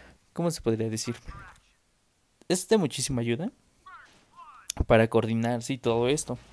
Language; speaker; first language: Spanish; native; Spanish